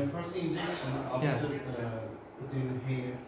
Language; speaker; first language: English; non-native, learner; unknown